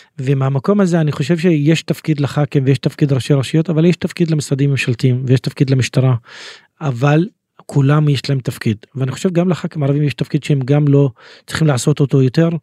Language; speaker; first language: Hebrew; non-native, local second language; Arabic